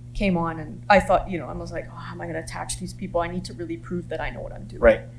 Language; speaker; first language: English; native; English